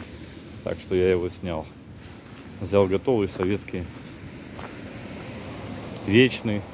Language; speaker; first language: Russian; native; Russian